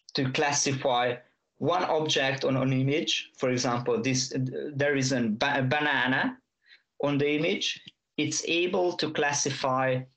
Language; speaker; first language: English; non-native, fluent; Hungarian